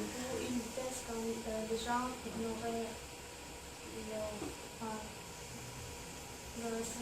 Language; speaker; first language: French; non-native, learner; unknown